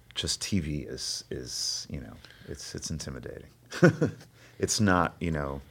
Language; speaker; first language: English; early bilingual, other home language; Spanish